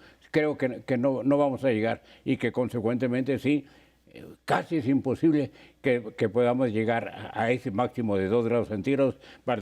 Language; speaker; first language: Spanish; native; Spanish